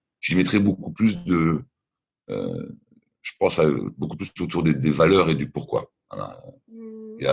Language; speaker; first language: French; native; French